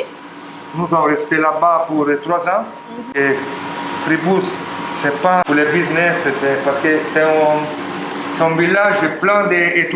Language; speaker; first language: French; non-native, learner; Italian